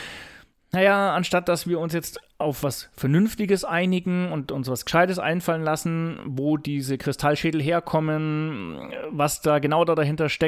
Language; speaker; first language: German; native; German